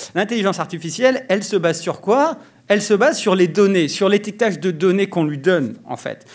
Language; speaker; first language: French; native; French